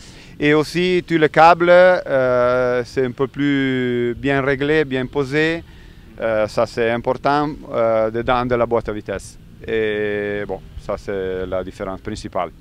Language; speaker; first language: French; non-native, learner; Italian